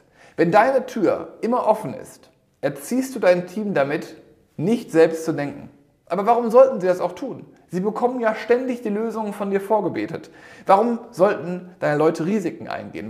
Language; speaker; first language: German; native; German